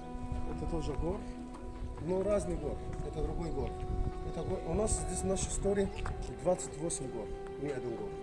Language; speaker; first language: Russian; non-native, learner; Arabic